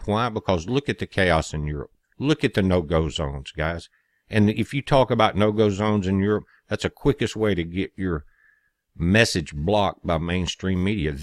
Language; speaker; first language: English; native; English